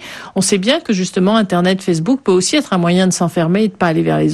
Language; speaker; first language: French; native; French